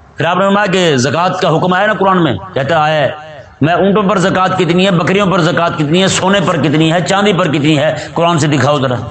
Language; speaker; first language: Urdu; non-native, local second language; Punjabi